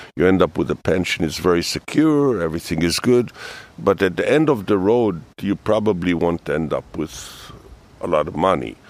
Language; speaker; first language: English; early bilingual, other home language; Hebrew